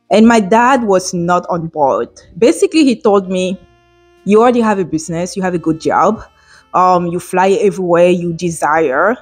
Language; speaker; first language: English; non-native, local second language; French